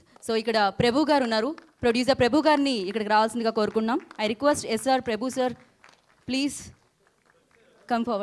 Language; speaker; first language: Telugu; native; Telugu